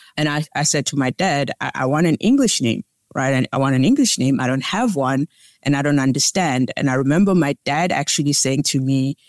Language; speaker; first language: English; non-native, local second language; Tsonga